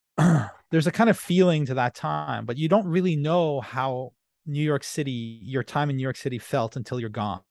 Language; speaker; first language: English; non-native, fluent; French